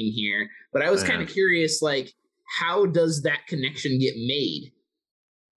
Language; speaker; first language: English; native; English